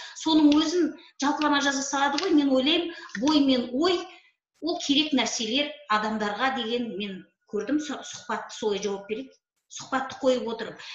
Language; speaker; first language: Kazakh; native; Kazakh